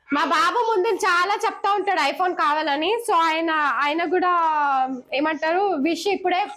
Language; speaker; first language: Telugu; native; Telugu